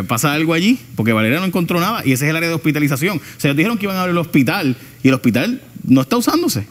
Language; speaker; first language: Spanish; native; Spanish